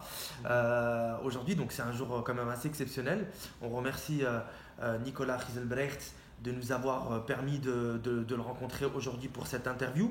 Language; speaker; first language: French; native; French